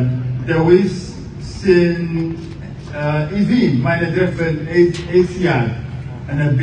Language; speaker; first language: Welsh; non-native, fluent; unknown